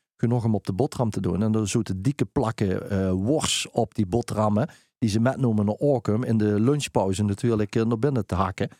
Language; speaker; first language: Dutch; native; Dutch